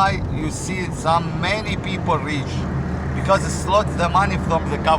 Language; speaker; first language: English; non-native, learner; Arabic